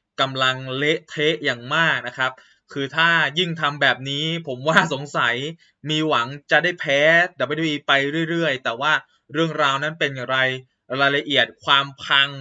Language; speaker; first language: Thai; native; Thai